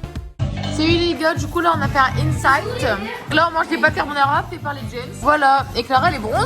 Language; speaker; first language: French; native; French